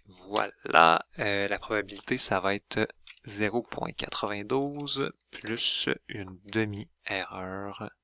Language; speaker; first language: French; native; French